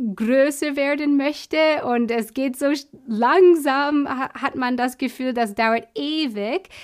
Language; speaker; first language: German; non-native, fluent; English